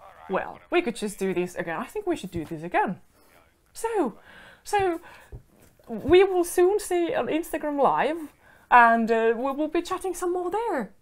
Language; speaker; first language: English; non-native, fluent; Finnish